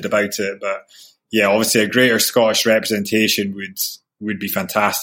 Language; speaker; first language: English; native; English